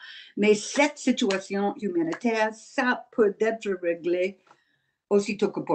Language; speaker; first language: French; non-native, learner; English